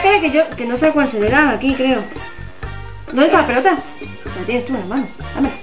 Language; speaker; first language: Spanish; native; Spanish